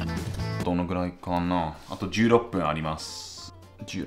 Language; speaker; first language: Japanese; non-native, fluent; English